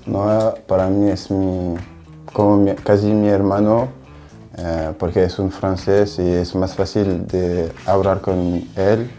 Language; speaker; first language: Spanish; non-native, learner; French